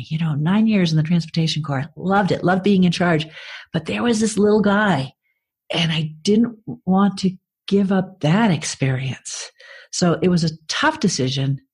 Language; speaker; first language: English; native; English